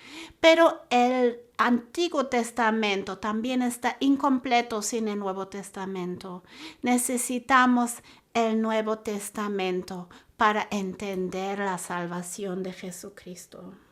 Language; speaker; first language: Spanish; non-native, fluent; German